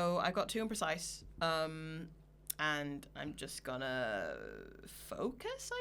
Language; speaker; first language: English; native; English